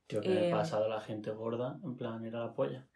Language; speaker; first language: Spanish; native; Spanish